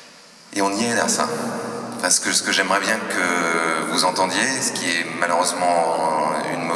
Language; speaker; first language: French; native; French